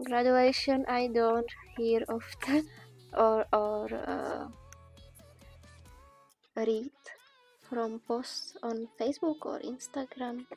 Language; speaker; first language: English; non-native, learner; Czech